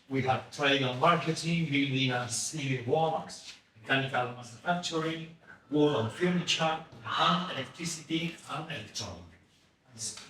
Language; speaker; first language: English; non-native, fluent; Spanish